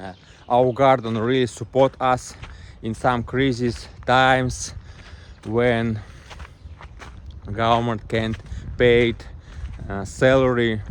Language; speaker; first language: English; non-native, learner; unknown